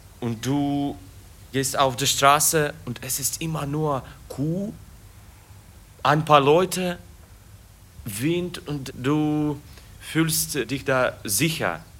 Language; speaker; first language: German; non-native, learner; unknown